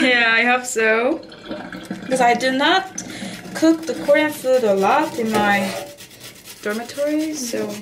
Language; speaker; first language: English; non-native, learner; Korean